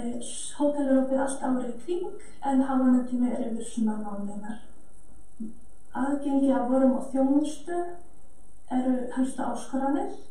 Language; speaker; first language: Icelandic; non-native, fluent; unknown